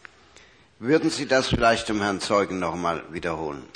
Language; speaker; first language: German; native; German